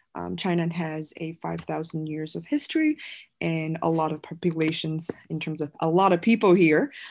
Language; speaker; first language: English; non-native, fluent; Chinese